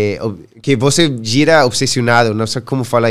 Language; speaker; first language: Portuguese; non-native, learner; English